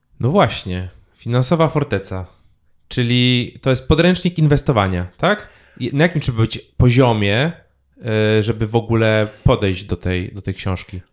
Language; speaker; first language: Polish; native; Polish